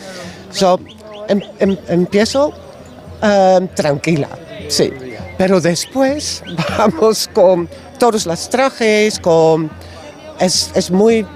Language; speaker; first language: Spanish; non-native, learner; Dutch